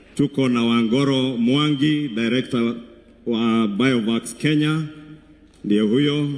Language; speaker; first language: Swahili; non-native, local second language; Kikuyu